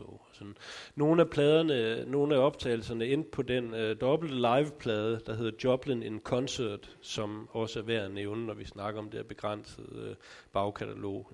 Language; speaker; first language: Danish; native; Danish